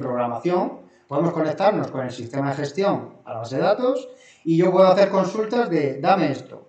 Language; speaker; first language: Spanish; native; Spanish